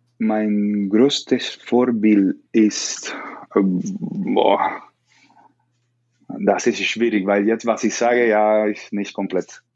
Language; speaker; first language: German; non-native, learner; Spanish